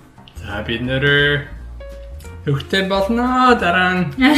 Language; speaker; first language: Mongolian; non-native, learner; English